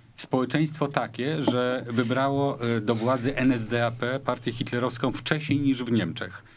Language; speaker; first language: Polish; native; Polish